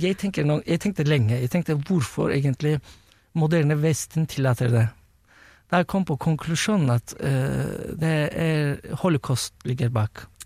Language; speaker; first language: Norwegian; non-native, fluent; Turkish